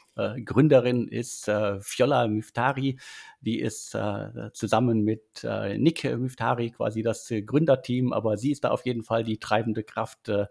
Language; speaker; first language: German; native; German